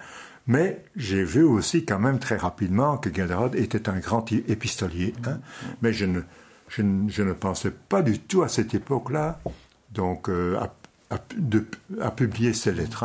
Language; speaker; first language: French; non-native, local second language; Dutch